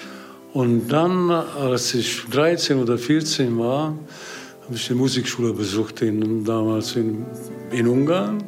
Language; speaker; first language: German; non-native, learner; Hungarian